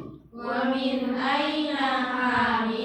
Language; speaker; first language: Arabic; non-native, learner; Indonesian